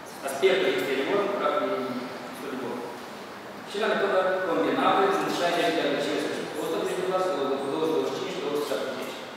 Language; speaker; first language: Romanian; native; Romanian